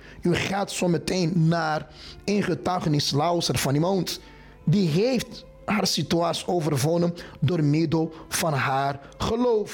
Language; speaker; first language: Dutch; non-native, fluent; Portuguese